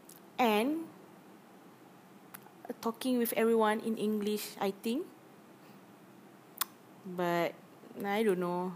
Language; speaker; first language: English; non-native, learner; Malay